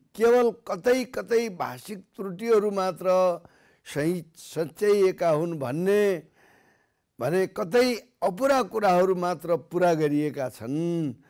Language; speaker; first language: Nepali; native; Nepali